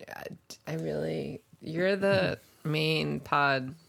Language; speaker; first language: English; native; English